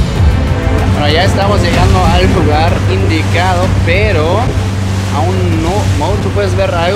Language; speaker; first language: Spanish; non-native, fluent; German